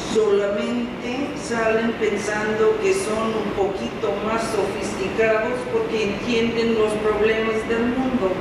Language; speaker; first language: Spanish; non-native, fluent; English